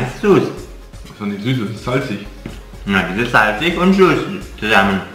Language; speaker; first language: German; non-native, learner; Indonesian